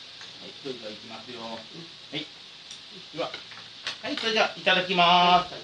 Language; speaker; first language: Japanese; native; Japanese